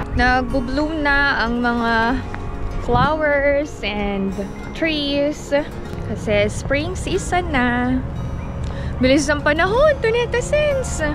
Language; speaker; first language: Filipino; native; Filipino